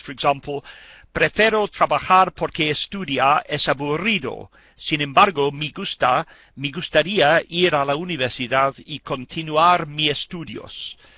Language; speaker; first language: Spanish; non-native, fluent; English